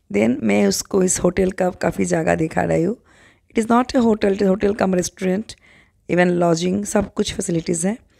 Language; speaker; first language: Hindi; non-native, local second language; Bangla